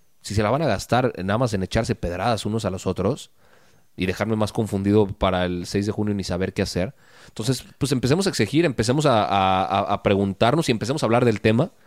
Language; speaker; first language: Spanish; native; Spanish